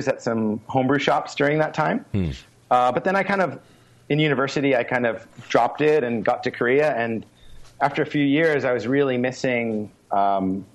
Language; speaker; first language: English; native; English